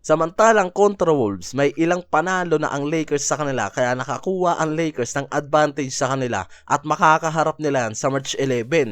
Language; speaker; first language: Filipino; native; Filipino